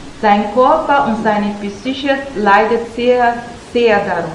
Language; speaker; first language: German; non-native, learner; Portuguese